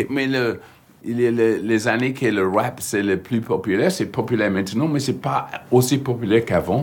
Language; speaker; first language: French; non-native, fluent; English